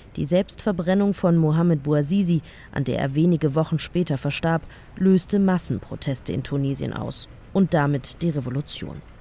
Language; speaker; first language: German; native; German